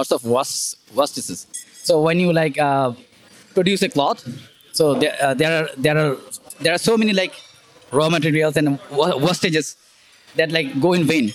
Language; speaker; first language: English; non-native, local second language; Bangla